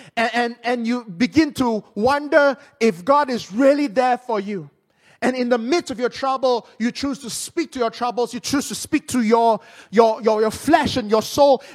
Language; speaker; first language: English; non-native, local second language; Min Nan Chinese